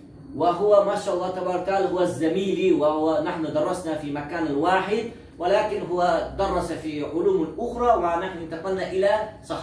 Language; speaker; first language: Arabic; non-native, learner; Uzbek